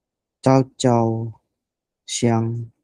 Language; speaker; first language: Chinese; non-native, learner; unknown